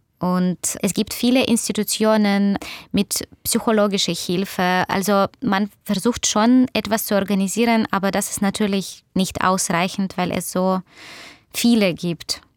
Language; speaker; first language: German; non-native, fluent; Russian